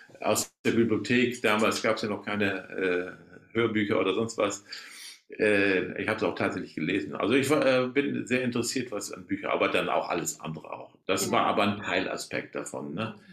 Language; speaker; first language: German; native; German